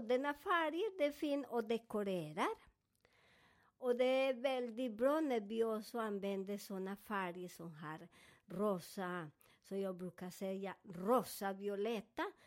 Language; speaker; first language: Swedish; non-native, fluent; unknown